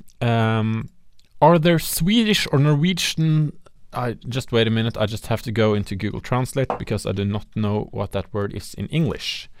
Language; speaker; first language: English; non-native, fluent; Norwegian